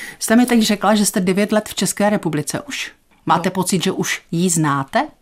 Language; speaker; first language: Czech; native; Czech